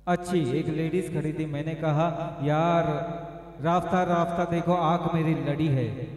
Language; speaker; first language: Hindi; non-native, local second language; Marathi